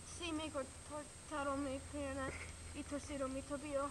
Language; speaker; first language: Spanish; non-native, learner; English